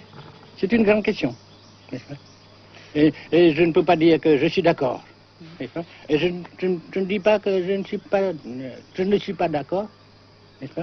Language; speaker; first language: French; non-native, fluent; Vietnamese